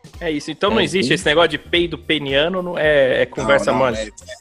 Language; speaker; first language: Portuguese; native; Portuguese